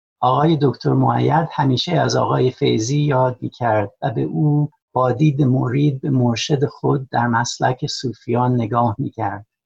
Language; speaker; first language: Persian; non-native, fluent; English